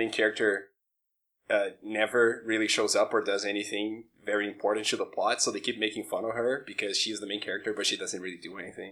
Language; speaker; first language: English; non-native, fluent; Portuguese